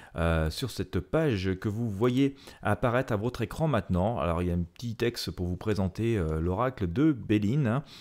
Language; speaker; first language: French; native; French